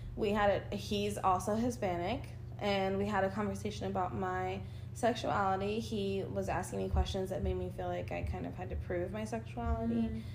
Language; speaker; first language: English; early bilingual, other home language; Spanish